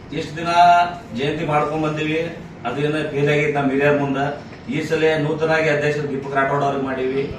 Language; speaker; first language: Kannada; non-native, local second language; Lambadi